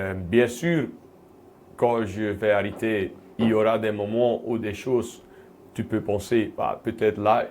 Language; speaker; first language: French; non-native, local second language; Dutch